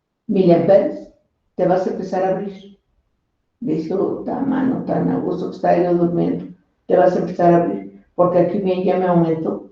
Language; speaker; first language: Spanish; native; Spanish